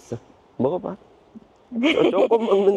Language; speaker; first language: Korean; native; Korean